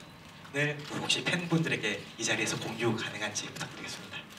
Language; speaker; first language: Korean; non-native, fluent; Thai